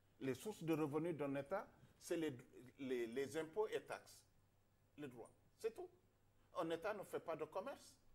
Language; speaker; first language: French; non-native, local second language; Wolof